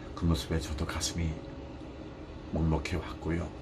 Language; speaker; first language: Korean; native; Korean